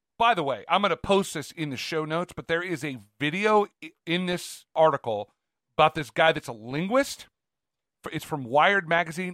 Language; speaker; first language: English; native; English